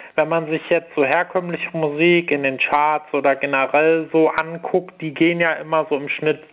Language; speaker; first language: German; native; German